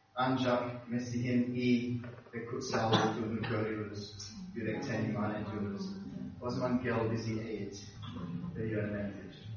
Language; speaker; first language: Turkish; non-native, fluent; English